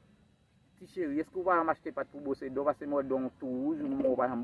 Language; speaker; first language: French; non-native, learner; Haitian Creole